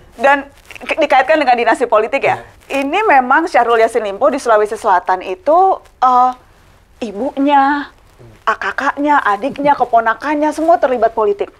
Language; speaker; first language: Indonesian; native; Indonesian